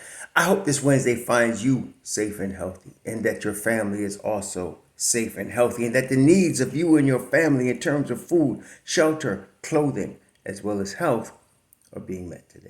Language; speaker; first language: English; native; English